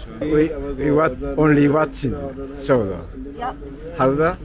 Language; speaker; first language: English; non-native, learner; Japanese